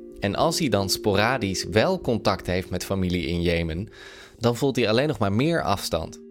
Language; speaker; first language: Dutch; native; Dutch